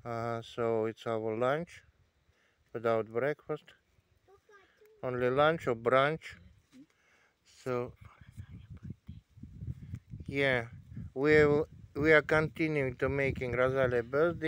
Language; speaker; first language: English; non-native, learner; Russian